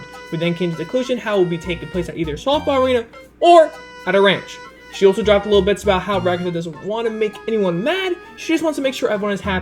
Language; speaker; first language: English; native; English